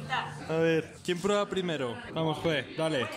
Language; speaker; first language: Spanish; native; Spanish